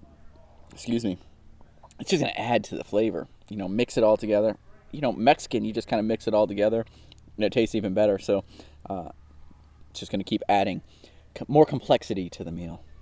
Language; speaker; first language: English; native; English